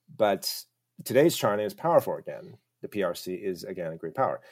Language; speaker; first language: English; early bilingual, other home language; Chinese